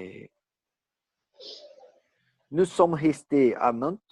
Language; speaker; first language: French; non-native, learner; Portuguese